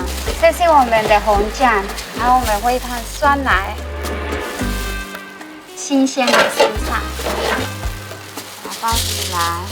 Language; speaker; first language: Chinese; non-native, learner; Spanish